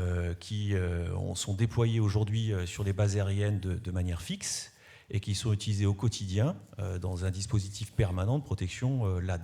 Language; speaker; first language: French; native; French